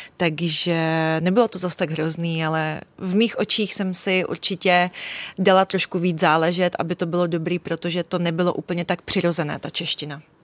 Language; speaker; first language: Czech; early bilingual, other home language; Russian